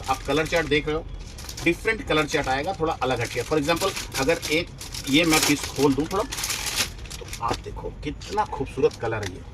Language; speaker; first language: Hindi; non-native, local second language; Bangla